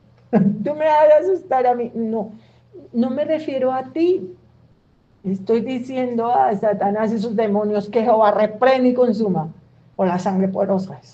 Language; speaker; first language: Spanish; native; Spanish